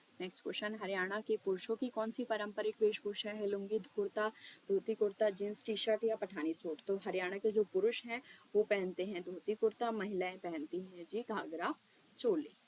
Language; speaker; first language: Hindi; native; Hindi